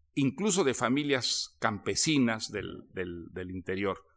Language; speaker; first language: Spanish; native; Spanish